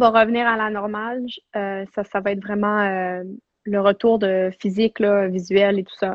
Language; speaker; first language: French; native; French